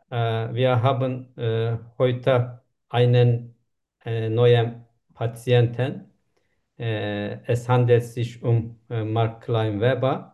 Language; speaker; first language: German; non-native, learner; Turkish